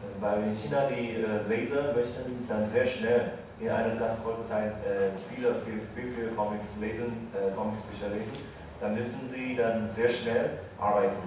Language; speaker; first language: German; non-native, fluent; Chinese